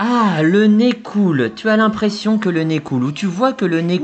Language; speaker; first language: French; native; French